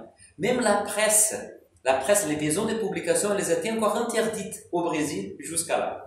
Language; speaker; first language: French; non-native, fluent; Portuguese